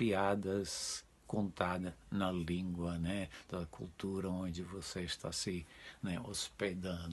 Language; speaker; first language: Portuguese; non-native, fluent; Dutch